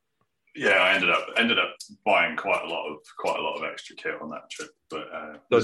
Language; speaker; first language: English; native; English